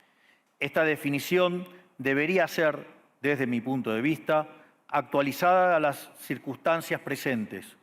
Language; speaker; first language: Spanish; native; Spanish